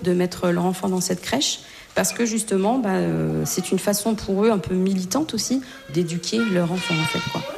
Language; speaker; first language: French; native; French